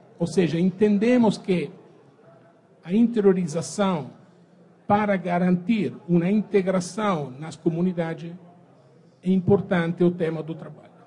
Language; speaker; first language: Portuguese; non-native, fluent; Italian